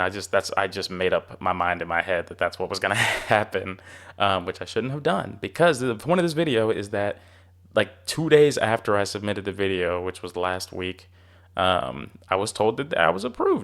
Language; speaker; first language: English; native; English